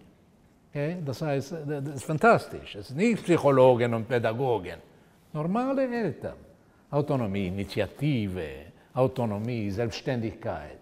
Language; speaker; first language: German; non-native, fluent; Portuguese